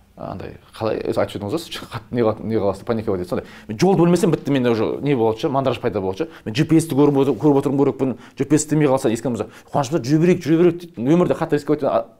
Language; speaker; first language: Kazakh; native; Kazakh